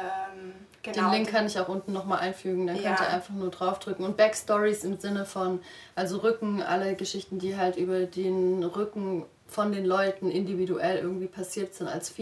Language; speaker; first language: German; native; German